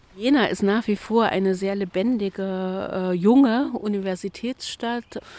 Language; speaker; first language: German; native; German